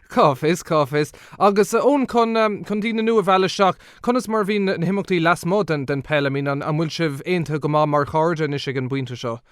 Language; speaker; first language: Irish; native; Irish